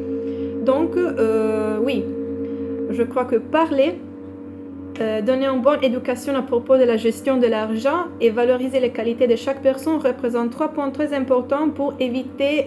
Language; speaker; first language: French; non-native, fluent; Italian